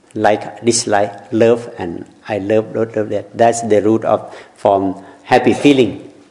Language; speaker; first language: English; non-native, learner; Thai